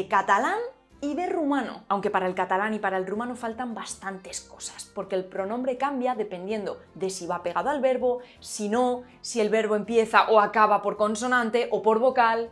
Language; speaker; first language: Spanish; native; Spanish